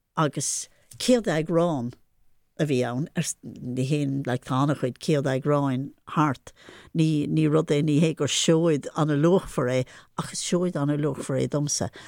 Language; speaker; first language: Irish; non-native, local second language; English